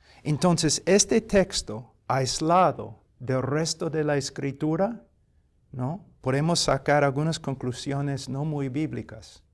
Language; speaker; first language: Spanish; non-native, fluent; English